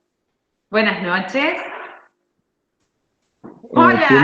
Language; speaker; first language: Spanish; native; Spanish